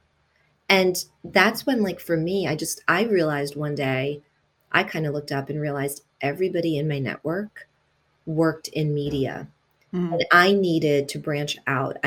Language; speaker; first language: English; early bilingual, other home language; Italian